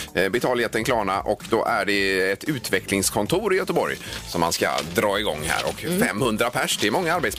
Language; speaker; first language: Swedish; native; Swedish